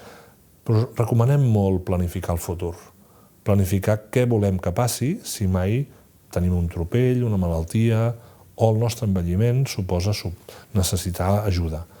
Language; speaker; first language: Catalan; native; Catalan